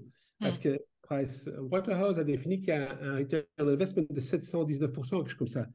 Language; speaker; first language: French; native; French